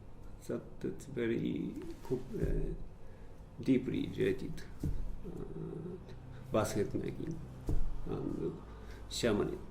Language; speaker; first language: English; non-native, fluent; Japanese